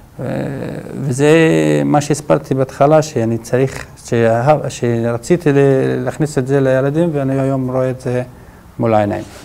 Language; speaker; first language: Hebrew; non-native, local second language; Arabic